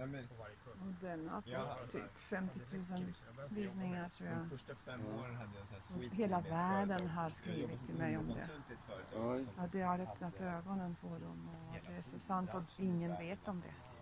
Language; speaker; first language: Swedish; non-native, fluent; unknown